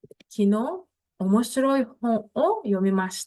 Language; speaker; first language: Japanese; non-native, fluent; Mongolian